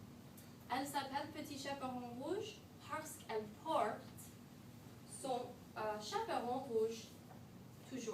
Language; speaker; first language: French; non-native, fluent; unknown